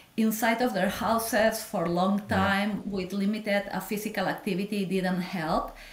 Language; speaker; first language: English; non-native, fluent; Spanish